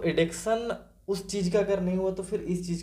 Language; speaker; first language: Hindi; native; Hindi